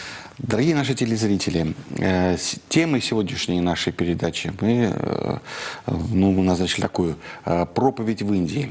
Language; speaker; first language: Russian; native; Russian